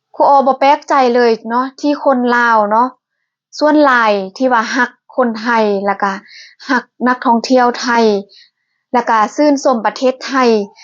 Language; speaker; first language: Thai; native; Thai